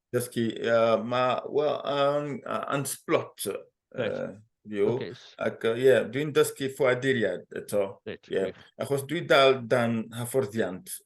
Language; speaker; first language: Welsh; non-native, fluent; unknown